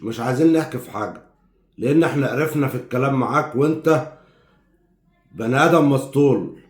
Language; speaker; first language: Arabic; native; Arabic